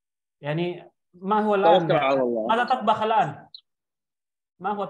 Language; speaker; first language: Arabic; non-native, fluent; Indonesian